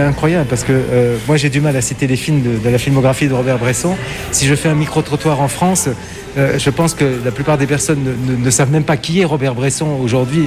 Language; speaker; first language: French; native; French